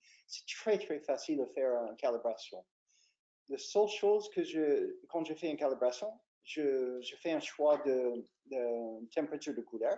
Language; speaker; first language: French; non-native, fluent; English